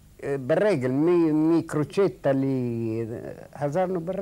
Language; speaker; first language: Hebrew; non-native, fluent; Arabic